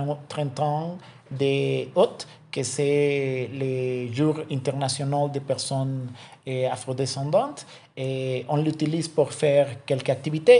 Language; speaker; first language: French; non-native, learner; Spanish